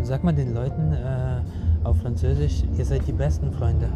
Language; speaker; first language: German; non-native, fluent; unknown